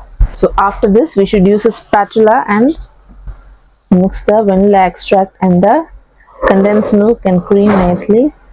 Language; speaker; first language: English; non-native, local second language; Tamil